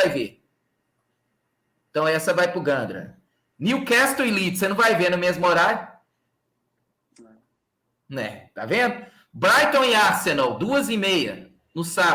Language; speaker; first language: Portuguese; native; Portuguese